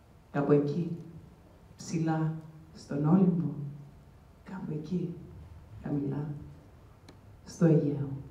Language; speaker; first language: Greek; native; Greek